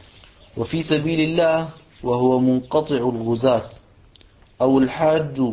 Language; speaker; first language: Arabic; native; Arabic